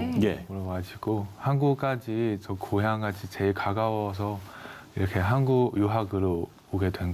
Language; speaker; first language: Korean; non-native, fluent; Chinese